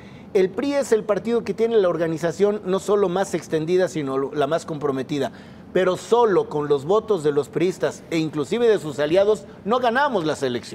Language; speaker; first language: Spanish; native; Spanish